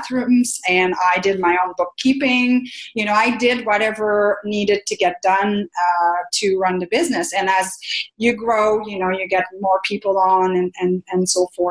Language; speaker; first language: English; non-native, fluent; French